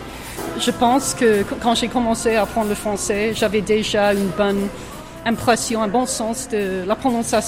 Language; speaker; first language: French; non-native, fluent; English